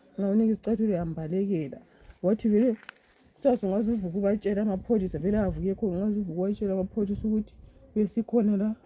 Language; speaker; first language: Zulu; native; Zulu